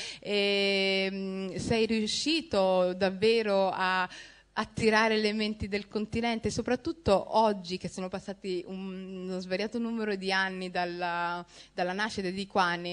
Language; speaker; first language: Italian; early bilingual, other home language; Somali